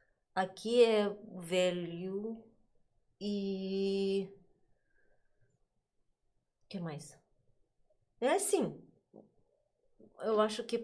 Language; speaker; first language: Portuguese; non-native, learner; Russian